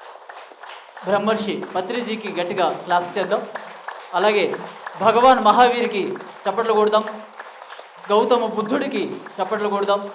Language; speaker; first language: Telugu; native; Telugu